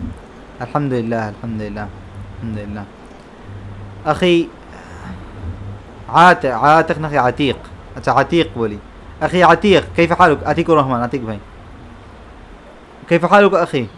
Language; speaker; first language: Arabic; non-native, fluent; Bangla